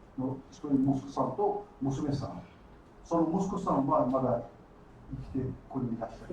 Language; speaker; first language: Japanese; early bilingual, heritage; Portuguese